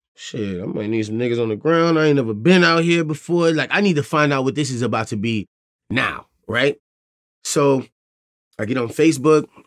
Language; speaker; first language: English; native; English